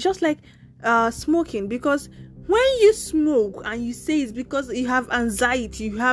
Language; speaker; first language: English; non-native, local second language; Nigerian Pidgin